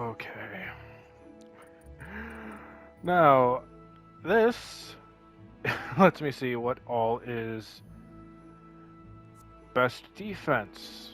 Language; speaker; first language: English; native; English